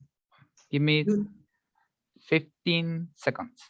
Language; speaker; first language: English; non-native, learner; Spanish